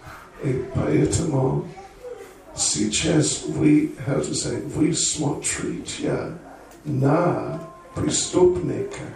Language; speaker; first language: Russian; non-native, learner; English